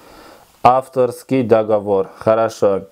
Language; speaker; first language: Russian; non-native, local second language; Kyrgyz